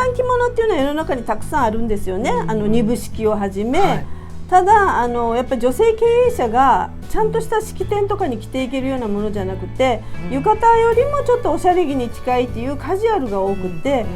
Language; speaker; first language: Japanese; native; Japanese